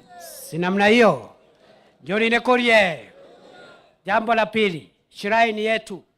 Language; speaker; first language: Swahili; non-native, local second language; Meru